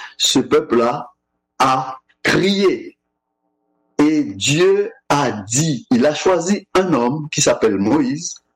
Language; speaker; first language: French; non-native, local second language; Haitian Creole